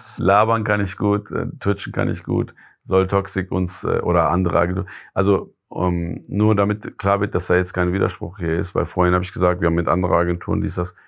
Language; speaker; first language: German; early bilingual, other home language; Persian